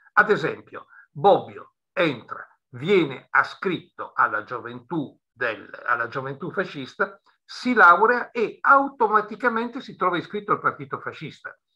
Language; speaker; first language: Italian; native; Italian